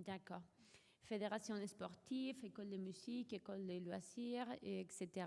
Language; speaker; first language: French; non-native, fluent; Spanish